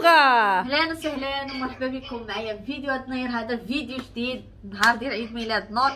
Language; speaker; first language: Arabic; native; Arabic